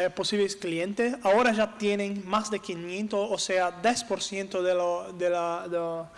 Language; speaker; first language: Spanish; non-native, learner; Portuguese